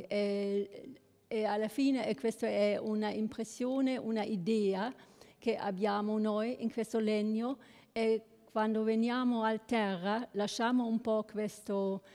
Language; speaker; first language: Italian; non-native, learner; German